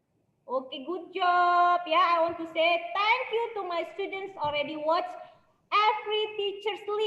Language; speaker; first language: English; non-native, learner; Indonesian